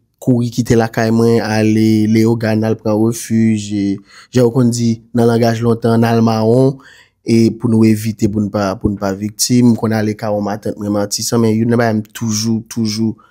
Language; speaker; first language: Haitian Creole; native; Haitian Creole